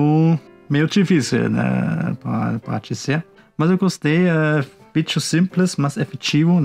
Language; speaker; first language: Portuguese; non-native, fluent; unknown